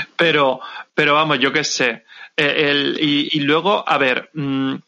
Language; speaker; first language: Spanish; native; Spanish